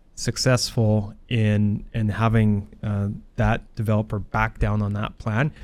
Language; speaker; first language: English; native; English